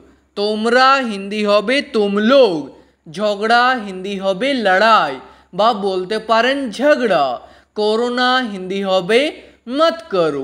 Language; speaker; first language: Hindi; non-native, local second language; Bangla